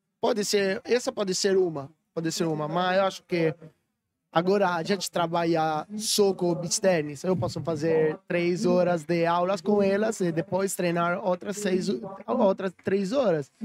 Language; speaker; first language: Portuguese; non-native, learner; Italian